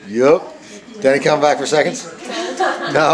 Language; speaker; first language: English; native; English